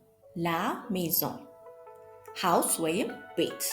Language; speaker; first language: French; non-native, fluent; Amharic